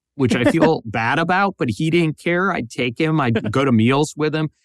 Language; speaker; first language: English; native; English